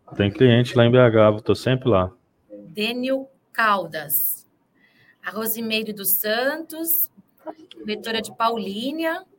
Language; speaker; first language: Portuguese; native; Portuguese